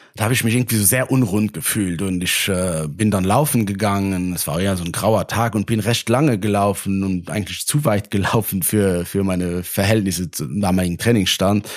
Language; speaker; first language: German; non-native, local second language; Luxembourgish